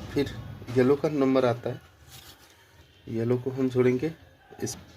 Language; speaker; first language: Hindi; native; Hindi